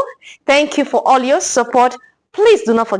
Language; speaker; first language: English; non-native, local second language; Igbo